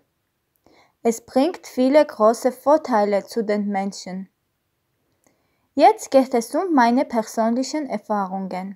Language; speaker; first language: German; non-native, learner; Armenian